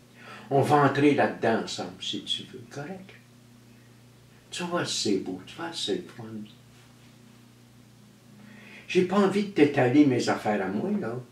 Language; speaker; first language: French; native; French